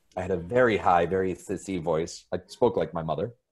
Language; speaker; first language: English; native; English